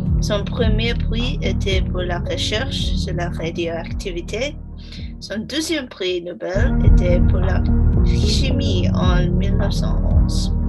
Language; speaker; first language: French; non-native, learner; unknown